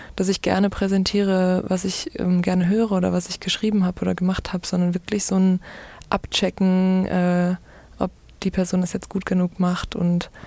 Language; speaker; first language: German; native; German